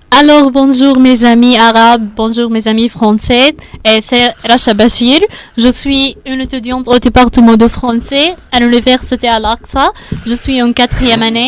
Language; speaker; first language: French; non-native, learner; Arabic